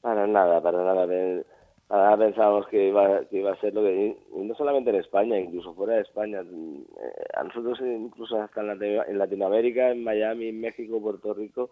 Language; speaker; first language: Spanish; native; Spanish